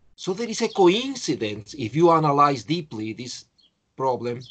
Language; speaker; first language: English; non-native, fluent; Spanish